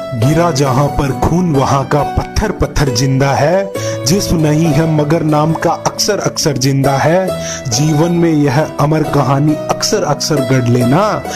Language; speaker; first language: Hindi; native; Hindi